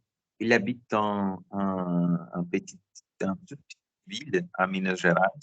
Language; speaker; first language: French; non-native, learner; Portuguese